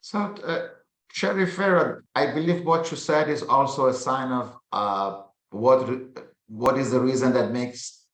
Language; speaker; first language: English; non-native, fluent; Persian